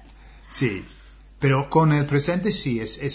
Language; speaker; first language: Spanish; non-native, fluent; English